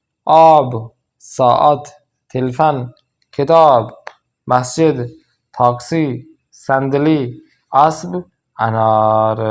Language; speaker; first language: Persian; non-native, fluent; Urdu